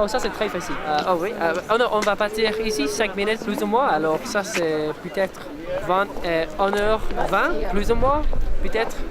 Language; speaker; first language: French; non-native, learner; English